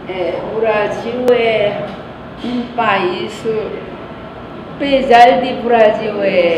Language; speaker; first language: Portuguese; non-native, learner; Korean